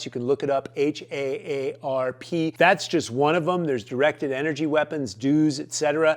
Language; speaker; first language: English; native; English